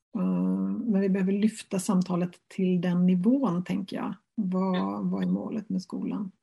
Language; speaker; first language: Swedish; native; Swedish